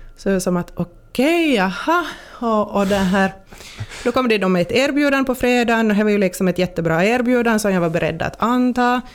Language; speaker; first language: Swedish; native; Swedish